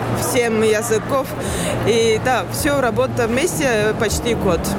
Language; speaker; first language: Russian; non-native, learner; Estonian